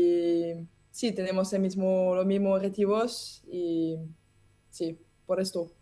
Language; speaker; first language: Spanish; non-native, learner; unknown